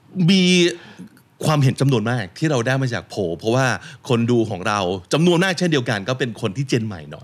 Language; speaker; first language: Thai; native; Thai